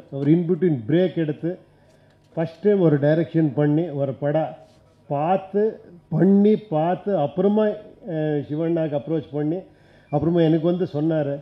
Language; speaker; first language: Tamil; non-native, local second language; Kannada